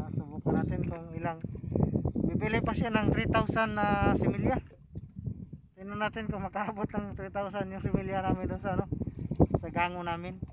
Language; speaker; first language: Filipino; non-native, local second language; Cebuano